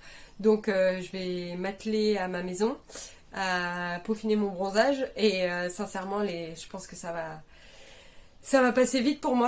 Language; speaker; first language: French; native; French